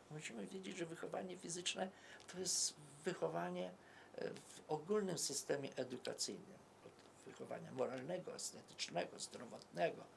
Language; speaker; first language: Polish; native; Polish